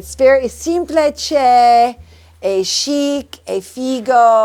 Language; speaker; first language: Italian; non-native, learner; English